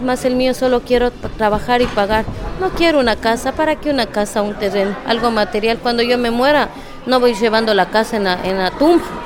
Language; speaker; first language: Spanish; native; Spanish